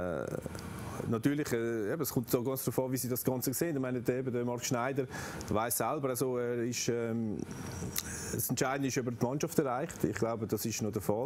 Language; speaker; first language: German; native; German